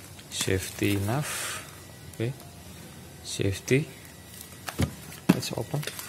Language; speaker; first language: English; non-native, learner; Indonesian